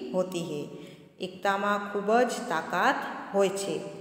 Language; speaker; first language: Hindi; non-native, local second language; Gujarati